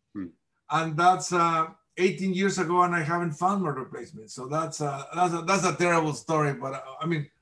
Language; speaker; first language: English; non-native, fluent; Spanish